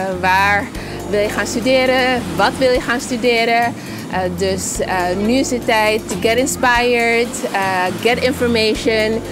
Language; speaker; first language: Dutch; early bilingual, other home language; Papiamento